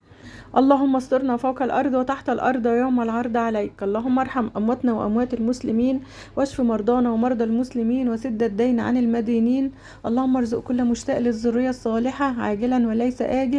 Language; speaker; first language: Arabic; native; Arabic